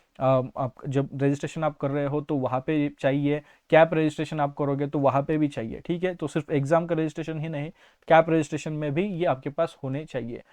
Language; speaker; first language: Hindi; non-native, local second language; Marathi